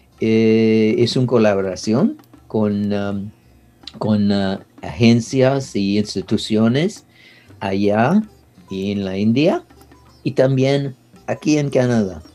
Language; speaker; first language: Spanish; non-native, learner; English